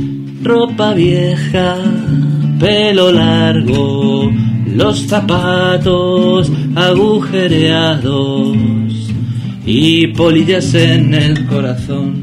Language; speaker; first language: Spanish; native; Spanish